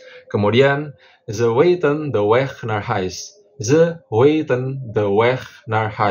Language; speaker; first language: Dutch; non-native, fluent; Indonesian